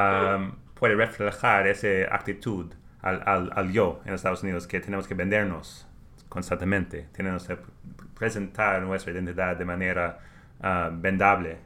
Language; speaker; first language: Spanish; non-native, learner; English